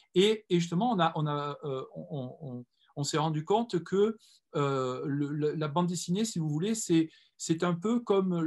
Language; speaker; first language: French; native; French